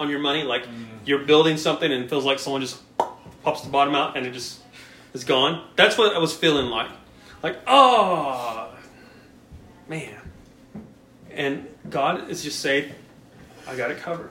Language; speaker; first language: English; native; English